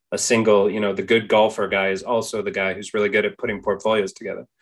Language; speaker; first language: English; native; English